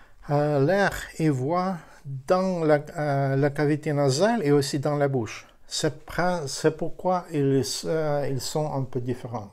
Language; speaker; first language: French; non-native, fluent; Ukrainian